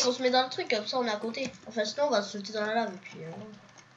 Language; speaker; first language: French; native; French